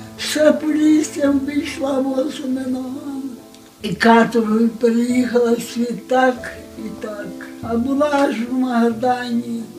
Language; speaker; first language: Ukrainian; native; Ukrainian